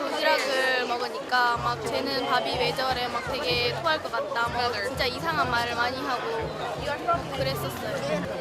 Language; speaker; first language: Korean; early bilingual, other home language; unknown